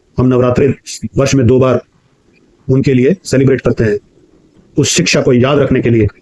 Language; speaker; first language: Hindi; native; Hindi